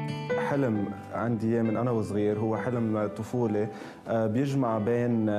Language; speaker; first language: Arabic; native; Arabic